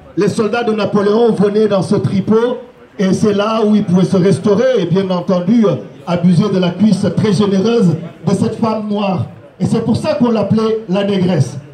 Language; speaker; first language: French; non-native, local second language; Wolof